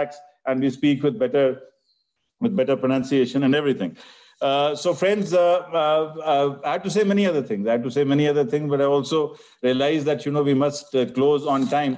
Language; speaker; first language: English; non-native, local second language; Punjabi